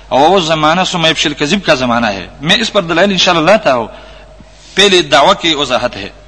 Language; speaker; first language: Urdu; non-native, local second language; Pashto